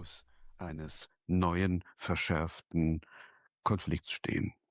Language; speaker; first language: German; native; German